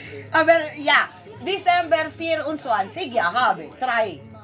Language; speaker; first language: German; non-native, learner; Filipino